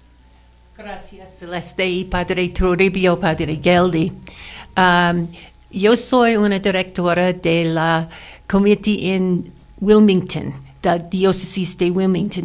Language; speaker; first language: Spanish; non-native, learner; English